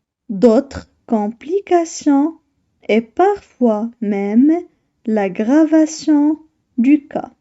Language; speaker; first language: French; non-native, local second language; Arabic